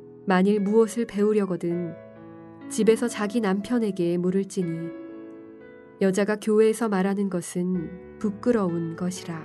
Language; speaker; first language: Korean; native; Korean